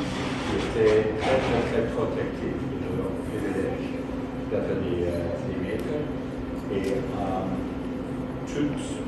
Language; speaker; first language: French; non-native, learner; English